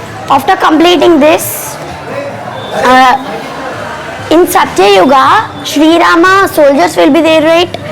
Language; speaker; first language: English; non-native, local second language; Telugu